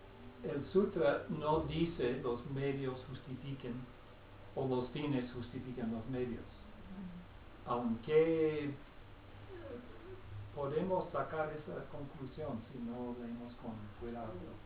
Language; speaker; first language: Spanish; non-native, fluent; English